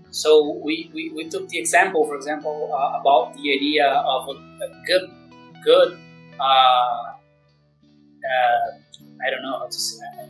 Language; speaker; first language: English; non-native, fluent; Portuguese